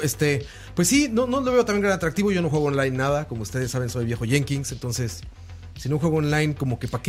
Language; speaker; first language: Spanish; native; Spanish